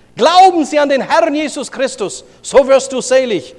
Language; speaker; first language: German; non-native, fluent; English